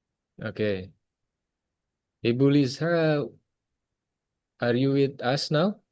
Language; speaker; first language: English; non-native, fluent; Indonesian